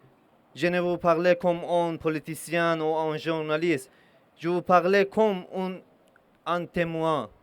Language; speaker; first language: French; non-native, learner; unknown